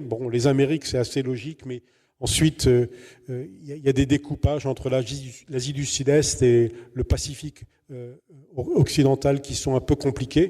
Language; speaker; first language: French; native; French